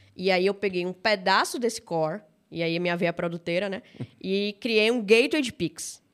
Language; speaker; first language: Portuguese; native; Portuguese